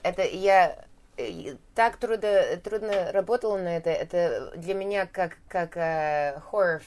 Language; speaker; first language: Russian; early bilingual, heritage; Russian